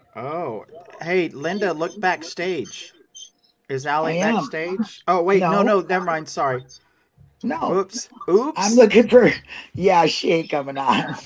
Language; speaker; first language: English; native; English